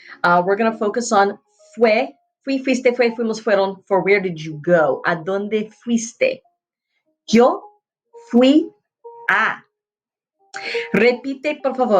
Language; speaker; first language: Spanish; non-native, fluent; English